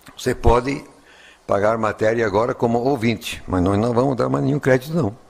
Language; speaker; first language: Portuguese; non-native, fluent; English